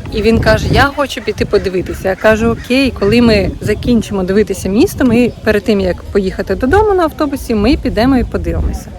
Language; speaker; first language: Ukrainian; native; Ukrainian